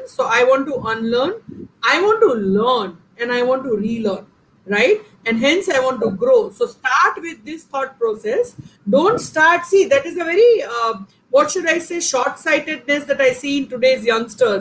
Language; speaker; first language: English; non-native, local second language; Gujarati